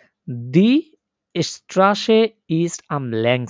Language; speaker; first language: German; non-native, learner; Bangla